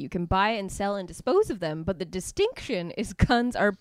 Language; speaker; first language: English; native; English